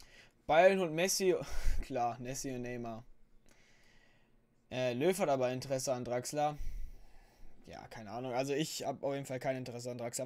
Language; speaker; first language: German; native; German